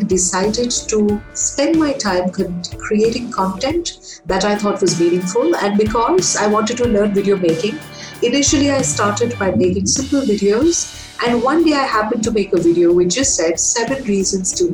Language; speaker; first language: English; non-native, local second language; Bangla